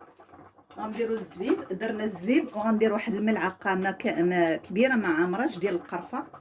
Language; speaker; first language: Arabic; native; Arabic